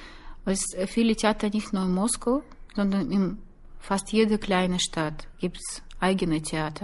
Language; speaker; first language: German; non-native, learner; Russian